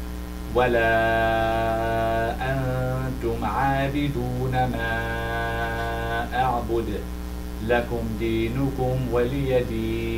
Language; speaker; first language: Arabic; non-native, learner; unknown